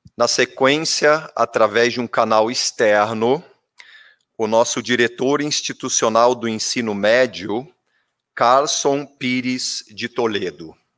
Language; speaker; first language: Portuguese; native; Portuguese